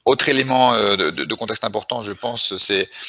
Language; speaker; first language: French; native; French